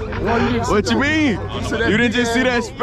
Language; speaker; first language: English; native; English